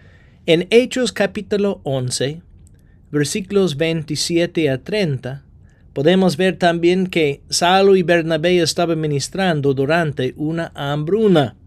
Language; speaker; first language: Spanish; non-native, fluent; English